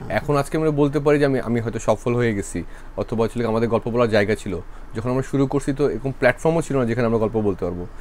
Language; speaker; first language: Bangla; early bilingual, heritage; Bangla